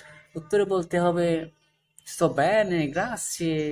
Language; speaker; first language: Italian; non-native, learner; Bangla